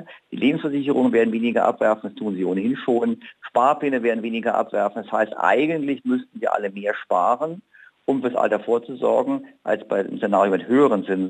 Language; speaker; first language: German; native; German